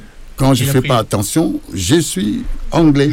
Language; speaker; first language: French; non-native, local second language; Lingala